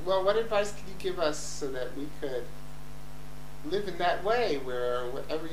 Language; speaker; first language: English; native; English